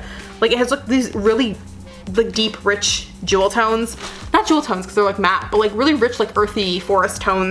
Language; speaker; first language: English; native; English